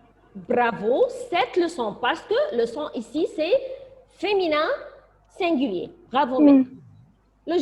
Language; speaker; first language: French; non-native, fluent; Arabic